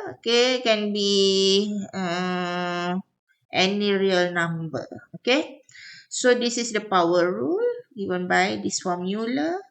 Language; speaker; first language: English; non-native, local second language; Malay